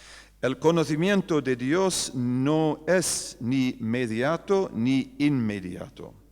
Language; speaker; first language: Spanish; non-native, fluent; English